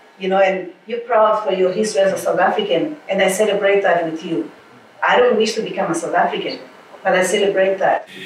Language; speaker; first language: English; non-native, fluent; Portuguese